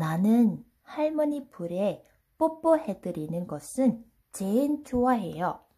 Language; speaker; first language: Korean; non-native, learner; Vietnamese